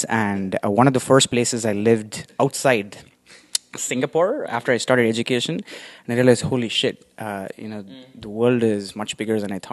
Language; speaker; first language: English; non-native, local second language; Tamil